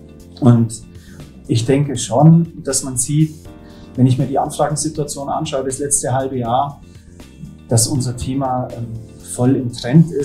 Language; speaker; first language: German; native; German